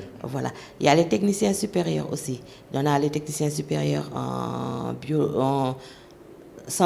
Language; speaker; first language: French; non-native, local second language; Wolof